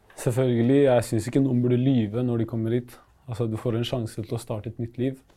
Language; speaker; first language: Norwegian; early bilingual, other home language; Arabic